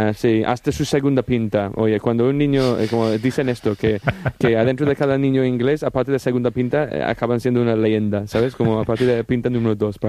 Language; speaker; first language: Spanish; non-native, fluent; English